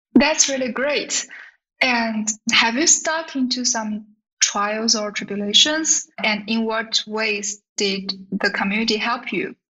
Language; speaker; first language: English; non-native, fluent; Chinese